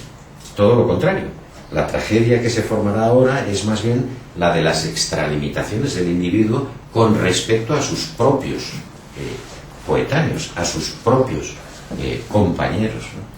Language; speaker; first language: Spanish; native; Spanish